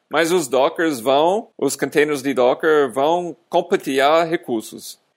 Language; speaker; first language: Portuguese; non-native, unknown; English